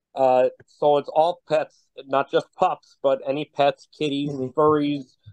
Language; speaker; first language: English; native; English